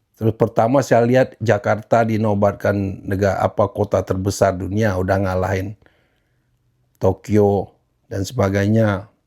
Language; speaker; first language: Indonesian; native; Indonesian